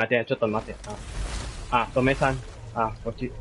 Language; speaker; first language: Japanese; non-native, learner; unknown